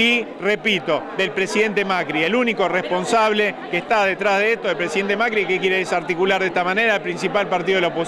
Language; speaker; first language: Spanish; native; Spanish